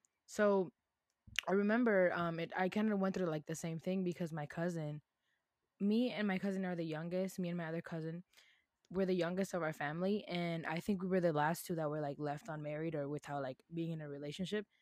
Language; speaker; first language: English; early bilingual, other home language; Spanish